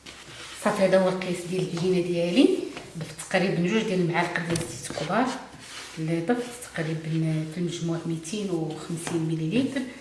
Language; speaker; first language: Arabic; native; Arabic